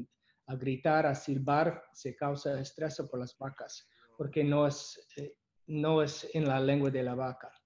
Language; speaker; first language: Spanish; non-native, learner; English